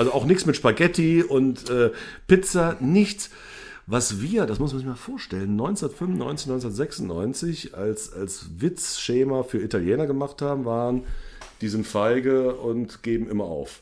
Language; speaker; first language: German; native; German